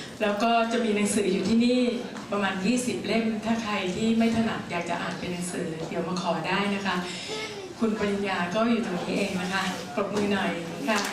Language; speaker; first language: Thai; native; Thai